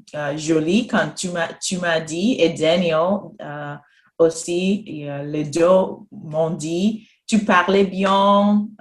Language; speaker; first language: French; non-native, fluent; Spanish